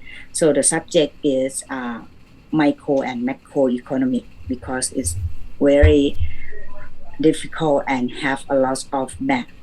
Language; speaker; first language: English; non-native, learner; Thai